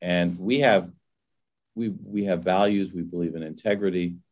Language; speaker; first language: English; native; English